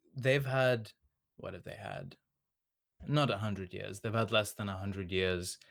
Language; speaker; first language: English; non-native, local second language; Serbian